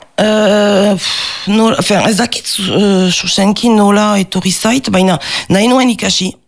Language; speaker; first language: Basque; non-native, local second language; French